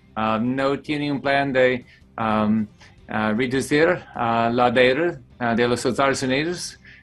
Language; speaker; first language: Spanish; non-native, learner; English